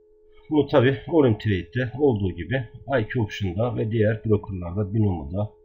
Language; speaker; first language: Turkish; native; Turkish